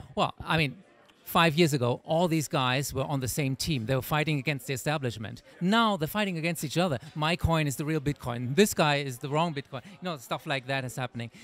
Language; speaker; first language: English; native; English